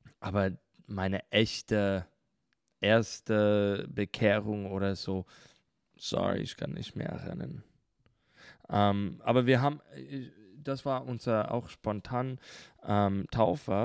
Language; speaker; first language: German; non-native, learner; English